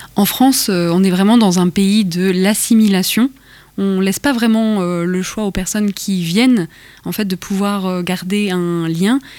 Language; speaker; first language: French; native; French